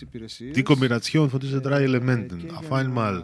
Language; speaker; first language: German; non-native, fluent; Greek